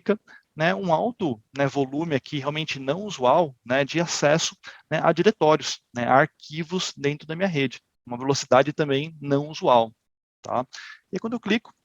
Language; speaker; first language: Portuguese; native; Portuguese